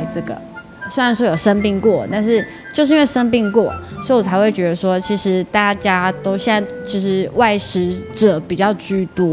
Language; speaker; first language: Chinese; native; Chinese